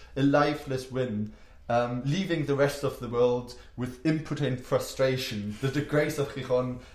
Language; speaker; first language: English; non-native, fluent; German